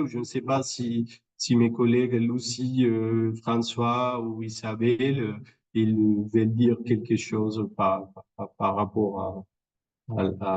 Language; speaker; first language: French; non-native, fluent; Spanish